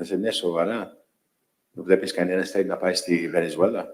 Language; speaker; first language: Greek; early bilingual, heritage; English